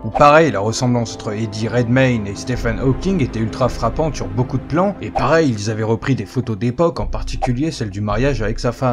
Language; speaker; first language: French; native; French